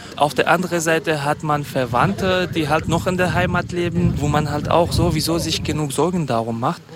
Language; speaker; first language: German; non-native, fluent; Kurdish